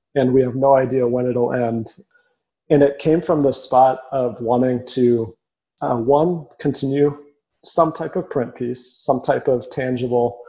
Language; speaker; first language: English; native; English